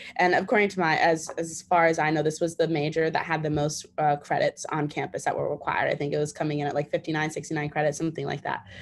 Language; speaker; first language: English; native; English